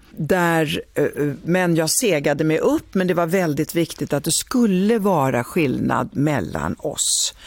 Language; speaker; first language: Swedish; early bilingual, other home language; Italian